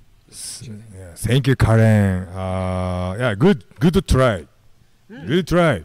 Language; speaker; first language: English; non-native, learner; Japanese